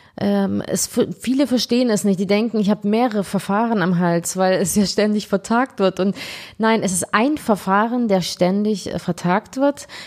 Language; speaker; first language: German; early bilingual, other home language; Turkish